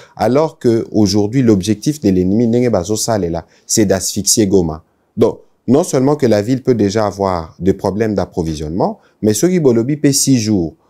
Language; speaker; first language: French; non-native, local second language; Lingala